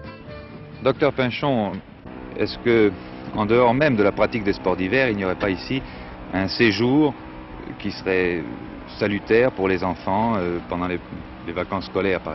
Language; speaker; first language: French; native; French